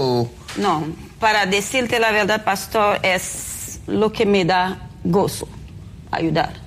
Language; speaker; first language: Spanish; non-native, fluent; Haitian Creole